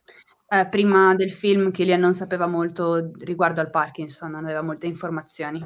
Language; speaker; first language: Italian; native; Italian